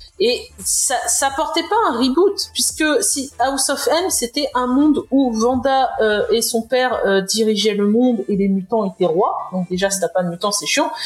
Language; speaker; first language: French; native; French